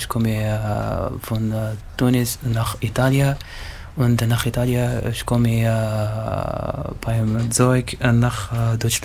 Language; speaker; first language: German; non-native, learner; Arabic